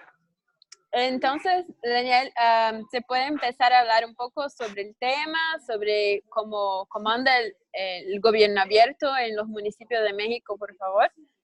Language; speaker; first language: Spanish; non-native, learner; Portuguese